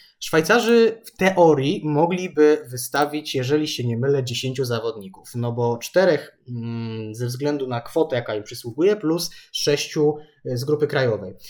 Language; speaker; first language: Polish; native; Polish